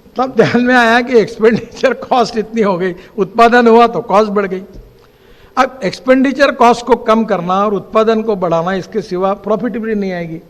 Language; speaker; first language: Hindi; non-native, local second language; Marathi